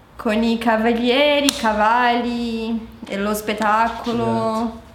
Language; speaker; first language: Italian; non-native, fluent; Portuguese